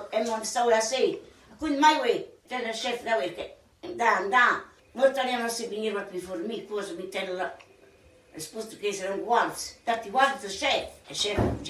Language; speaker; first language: English; non-native, learner; Italian